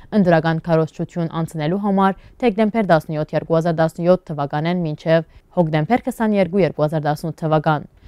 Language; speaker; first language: Armenian; early bilingual, heritage; Armenian